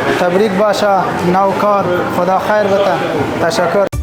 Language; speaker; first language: Persian; non-native, local second language; Pashto